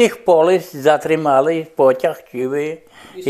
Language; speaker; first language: Polish; non-native, local second language; Rusyn